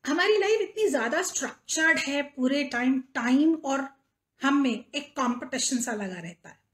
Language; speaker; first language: Hindi; native; Hindi